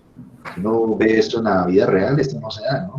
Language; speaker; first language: Spanish; native; Spanish